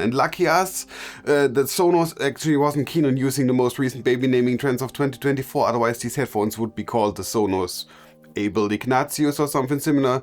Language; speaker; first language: English; non-native, fluent; German